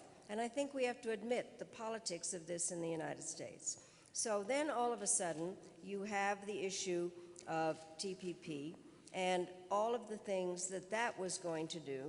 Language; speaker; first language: English; early bilingual, other home language; Czech